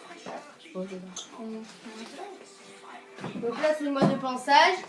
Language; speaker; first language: French; native; French